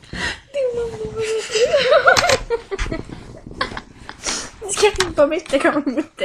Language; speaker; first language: Swedish; native; Swedish